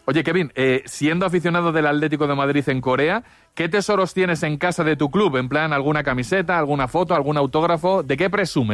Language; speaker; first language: Spanish; native; Spanish